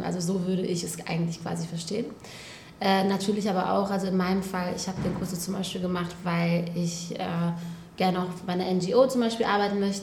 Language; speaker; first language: German; native; German